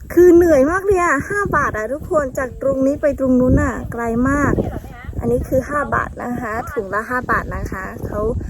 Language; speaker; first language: Thai; non-native, local second language; Shan